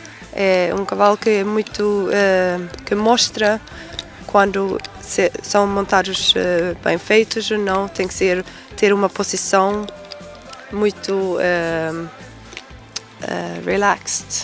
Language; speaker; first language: Portuguese; non-native, learner; Swedish